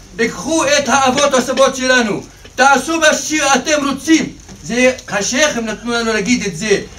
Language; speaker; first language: Hebrew; non-native, local second language; Arabic